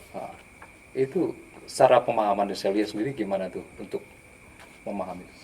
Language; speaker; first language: Indonesian; native; Indonesian